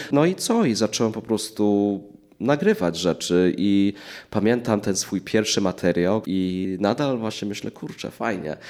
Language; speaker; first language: Polish; early bilingual, heritage; English